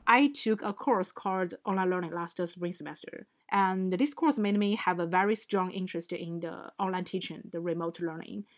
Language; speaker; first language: English; non-native, fluent; Chinese